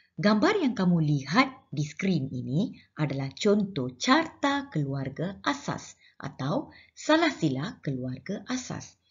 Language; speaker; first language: Malay; non-native, local second language; Tamil